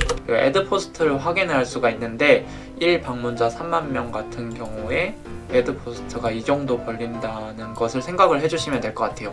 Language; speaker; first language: Korean; native; Korean